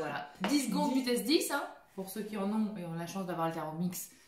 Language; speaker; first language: French; native; French